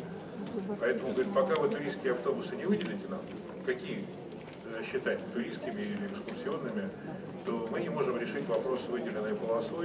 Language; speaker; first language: Russian; native; Russian